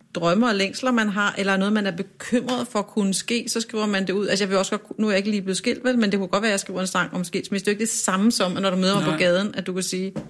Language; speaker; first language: Danish; native; Danish